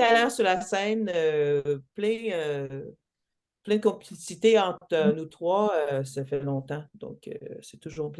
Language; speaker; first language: French; non-native, local second language; English